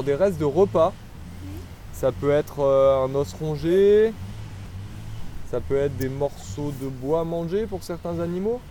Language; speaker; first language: French; native; French